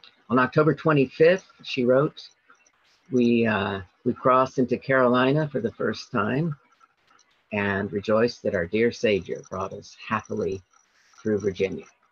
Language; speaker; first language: English; native; English